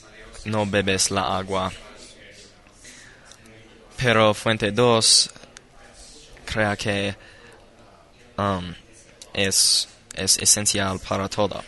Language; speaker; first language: Spanish; non-native, learner; English